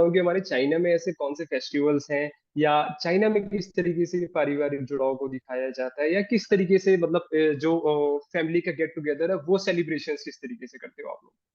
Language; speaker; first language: Hindi; native; Hindi